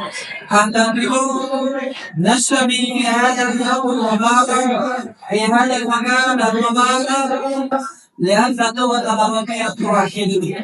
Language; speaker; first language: Arabic; non-native, fluent; Indonesian